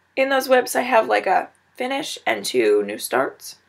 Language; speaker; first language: English; native; English